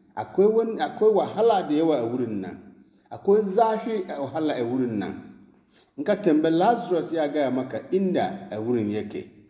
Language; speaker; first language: Hausa; non-native, local second language; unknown